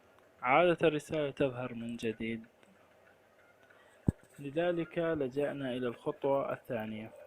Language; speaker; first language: Arabic; native; Arabic